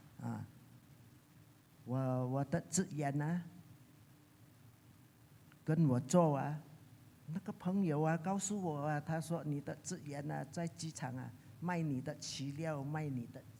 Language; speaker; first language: Chinese; early bilingual, heritage; Chinese